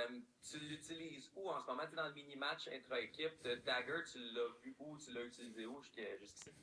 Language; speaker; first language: French; native; French